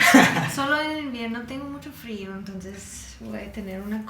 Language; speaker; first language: Spanish; non-native, fluent; English